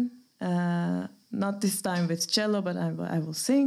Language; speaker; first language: English; non-native, fluent; Turkish